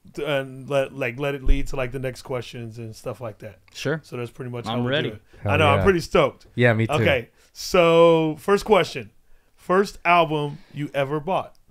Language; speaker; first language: English; native; English